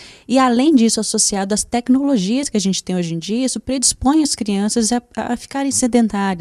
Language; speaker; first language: Portuguese; native; Portuguese